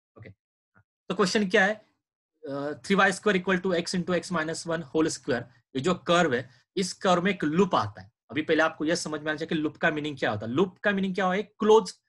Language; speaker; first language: Hindi; non-native, local second language; Marathi